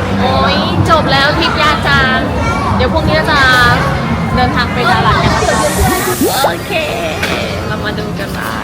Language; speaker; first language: Thai; native; Thai